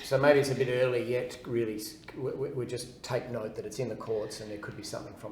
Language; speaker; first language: English; native; English